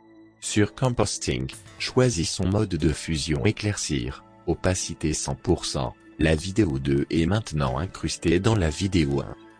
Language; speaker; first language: French; native; French